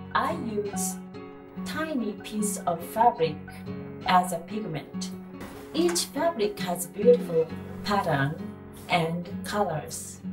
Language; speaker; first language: English; non-native, fluent; Japanese